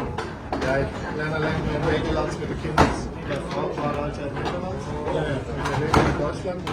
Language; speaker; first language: Dutch; non-native, learner; German